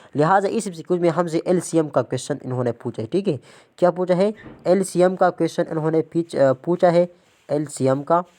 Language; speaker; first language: Urdu; non-native, local second language; Pashto